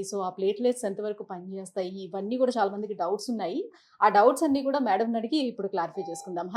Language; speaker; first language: Telugu; native; Telugu